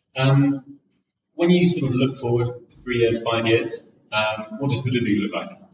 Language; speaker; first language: English; non-native, fluent; Danish